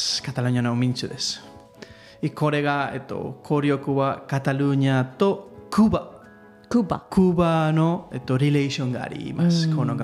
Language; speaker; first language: Japanese; non-native, learner; Catalan